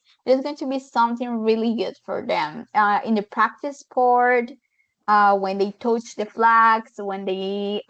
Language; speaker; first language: English; non-native, fluent; Spanish